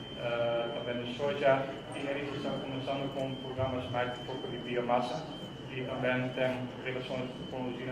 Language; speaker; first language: Portuguese; non-native, fluent; Dutch